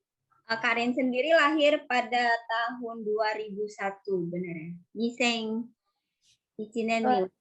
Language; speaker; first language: Indonesian; native; Indonesian